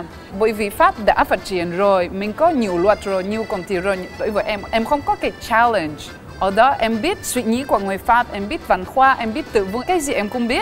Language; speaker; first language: Vietnamese; non-native, fluent; French